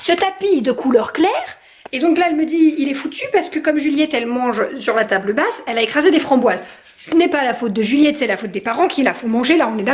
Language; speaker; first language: French; native; French